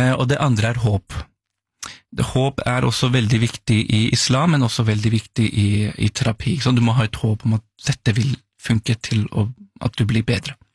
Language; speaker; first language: Norwegian; early bilingual, other home language; Urdu